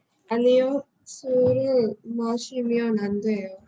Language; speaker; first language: Korean; non-native, learner; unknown